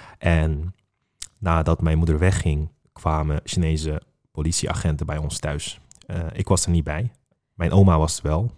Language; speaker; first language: Dutch; non-native, fluent; Uyghur